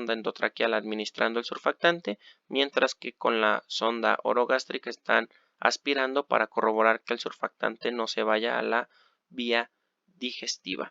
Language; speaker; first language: Spanish; native; Spanish